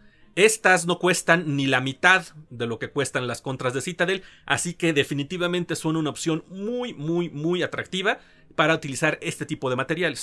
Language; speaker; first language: Spanish; native; Spanish